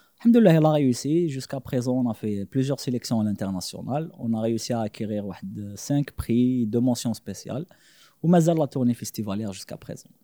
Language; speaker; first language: French; non-native, local second language; Arabic